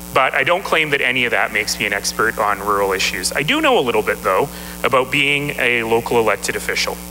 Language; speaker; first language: English; native; English